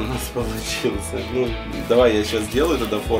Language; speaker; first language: Russian; native; Russian